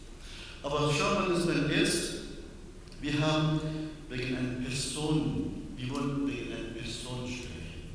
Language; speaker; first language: German; non-native, learner; Persian